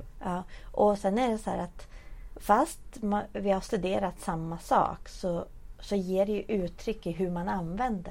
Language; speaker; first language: Swedish; native; Swedish